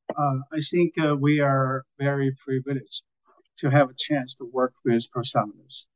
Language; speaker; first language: English; non-native, fluent; Chinese